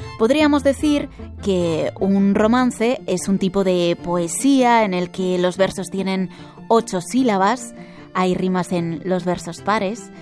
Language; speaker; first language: Spanish; native; Spanish